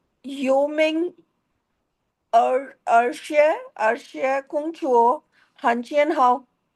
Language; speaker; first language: Chinese; non-native, learner; Hindi